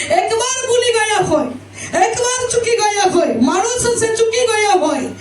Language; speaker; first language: Gujarati; non-native, local second language; Gamit